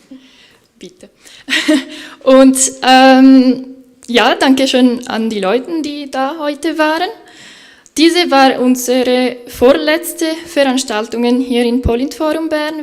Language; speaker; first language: German; non-native, fluent; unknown